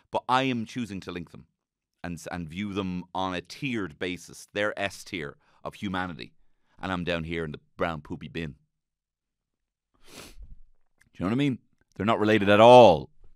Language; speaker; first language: English; native; English